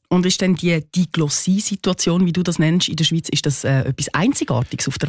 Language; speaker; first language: German; native; German